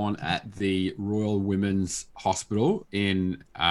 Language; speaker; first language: English; native; English